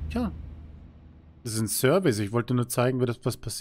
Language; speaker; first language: German; native; German